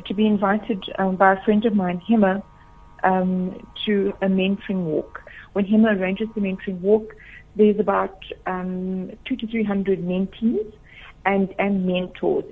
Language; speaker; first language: English; native; English